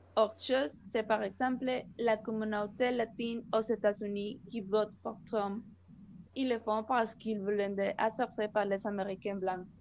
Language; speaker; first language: French; non-native, learner; Spanish